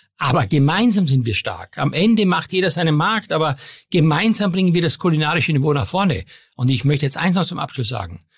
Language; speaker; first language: German; native; German